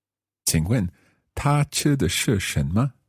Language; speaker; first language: Chinese; non-native, learner; English